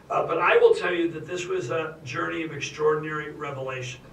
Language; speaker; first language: English; native; English